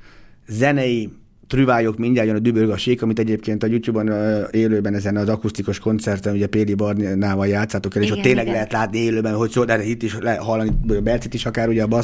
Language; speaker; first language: Hungarian; native; Hungarian